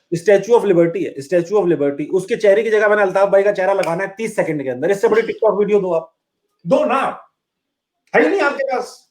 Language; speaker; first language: Hindi; native; Hindi